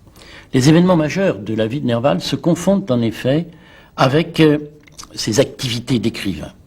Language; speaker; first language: French; native; French